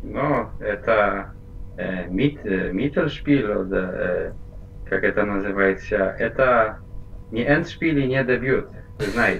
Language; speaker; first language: Russian; non-native, fluent; Polish